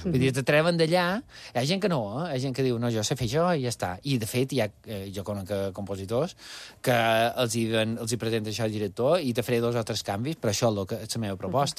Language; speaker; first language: Catalan; native; Catalan